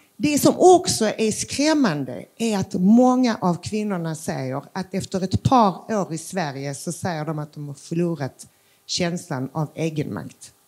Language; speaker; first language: Swedish; early bilingual, other home language; Macedonian